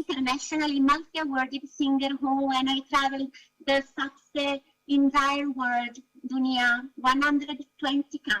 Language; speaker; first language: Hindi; non-native, learner; Italian